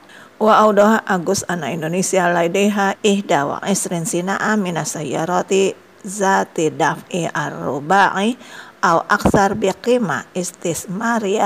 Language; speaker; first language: Arabic; non-native, fluent; Indonesian